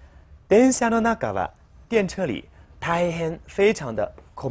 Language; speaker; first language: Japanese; non-native, fluent; Chinese